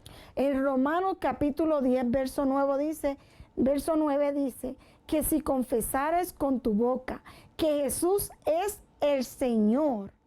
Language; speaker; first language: Spanish; native; Spanish